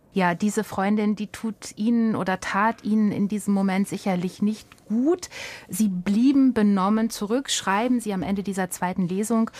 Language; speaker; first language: German; native; German